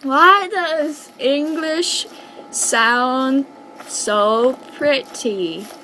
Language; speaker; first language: English; non-native, fluent; Estonian